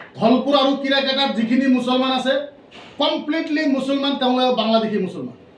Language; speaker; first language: Assamese; non-native, local second language; Bangla